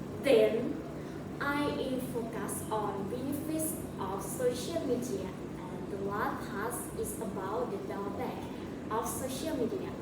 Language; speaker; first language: English; non-native, learner; Thai